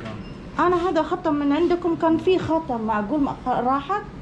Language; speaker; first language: Arabic; non-native, learner; Indonesian